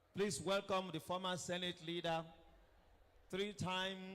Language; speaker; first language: English; non-native, local second language; Yoruba